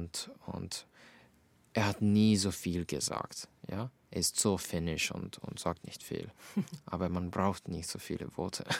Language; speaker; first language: German; non-native, fluent; Finnish